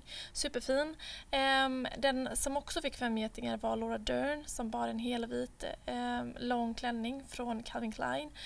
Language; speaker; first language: Swedish; native; Swedish